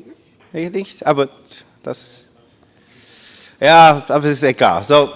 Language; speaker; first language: German; non-native, learner; Chinese